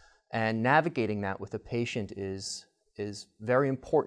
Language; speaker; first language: English; native; English